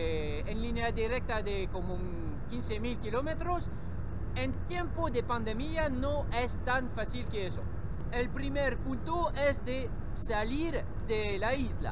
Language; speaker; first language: Spanish; non-native, learner; French